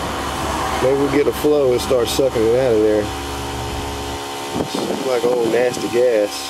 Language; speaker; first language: English; native; English